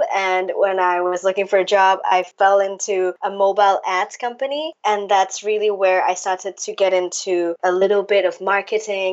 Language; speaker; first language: English; non-native, local second language; Cantonese